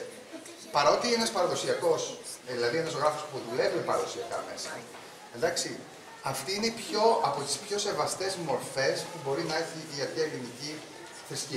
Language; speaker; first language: Greek; native; Greek